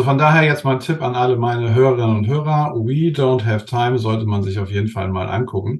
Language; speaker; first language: German; native; German